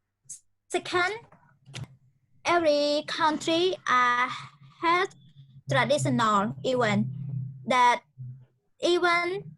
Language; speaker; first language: English; non-native, learner; Khmer